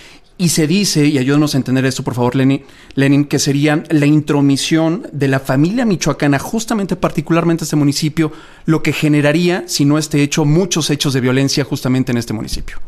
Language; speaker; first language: Spanish; native; Spanish